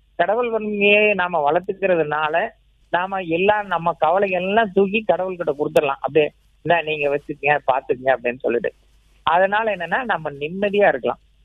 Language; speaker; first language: Tamil; native; Tamil